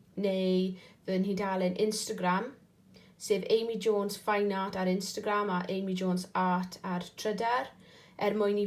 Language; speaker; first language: Welsh; non-native, local second language; English